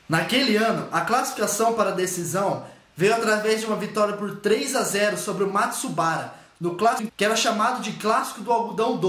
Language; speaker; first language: Portuguese; native; Portuguese